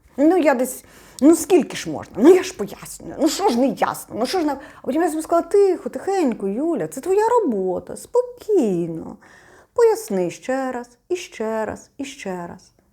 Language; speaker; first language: Ukrainian; non-native, local second language; Russian